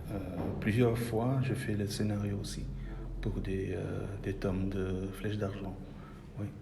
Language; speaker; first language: French; non-native, local second language; Dutch